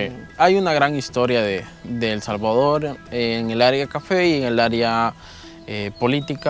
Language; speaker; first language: Spanish; native; Spanish